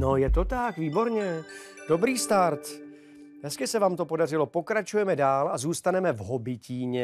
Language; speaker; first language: Czech; native; Czech